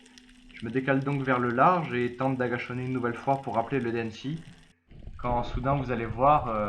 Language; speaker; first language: French; native; French